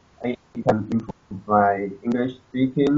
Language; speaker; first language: English; non-native, learner; Chinese